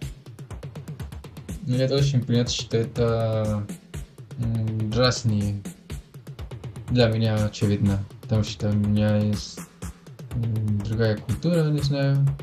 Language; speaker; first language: Russian; non-native, learner; Spanish